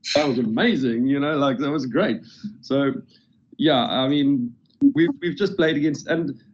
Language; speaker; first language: English; native; English